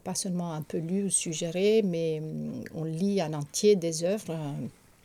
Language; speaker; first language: French; non-native, fluent; Italian